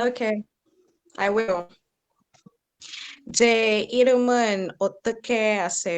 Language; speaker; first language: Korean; non-native, learner; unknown